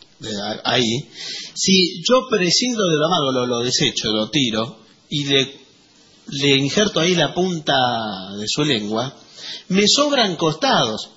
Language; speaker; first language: Spanish; native; Spanish